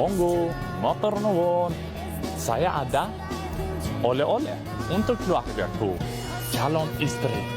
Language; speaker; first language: Indonesian; non-native, learner; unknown